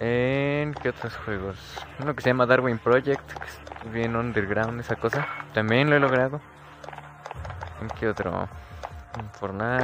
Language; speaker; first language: Spanish; native; Spanish